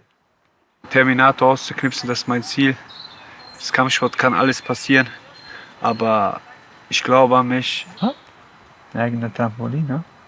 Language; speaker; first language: German; non-native, fluent; Polish